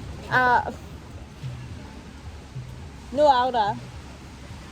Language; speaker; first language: Spanish; non-native, learner; English